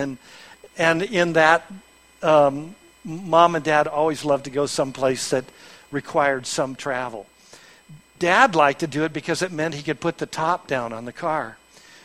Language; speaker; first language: English; native; English